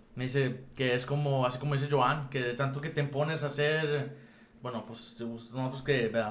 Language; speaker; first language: Spanish; early bilingual, heritage; Spanish